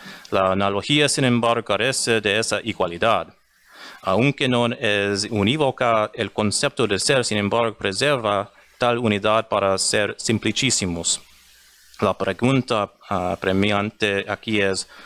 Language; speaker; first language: Spanish; non-native, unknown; English